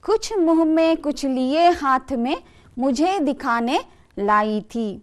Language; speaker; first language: Hindi; non-native, local second language; Kannada